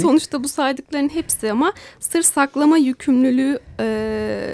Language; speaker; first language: Turkish; native; Turkish